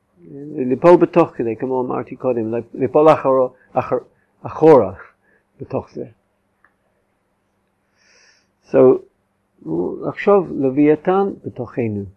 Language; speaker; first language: Hebrew; non-native, fluent; English